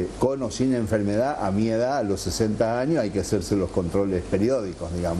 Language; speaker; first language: Spanish; native; Spanish